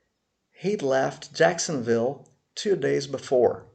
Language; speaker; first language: English; non-native, fluent; Portuguese